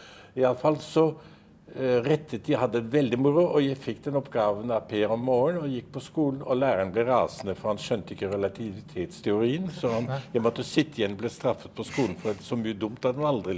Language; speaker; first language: Norwegian; early bilingual, heritage; Norwegian